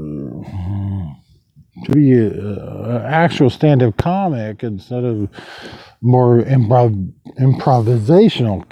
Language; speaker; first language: English; native; English